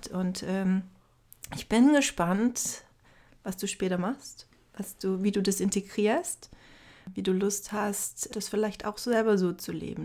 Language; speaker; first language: German; native; German